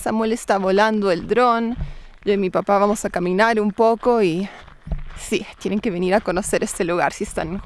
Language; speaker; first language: Spanish; native; Spanish